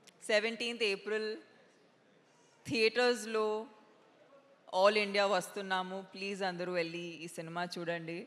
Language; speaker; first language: Telugu; non-native, fluent; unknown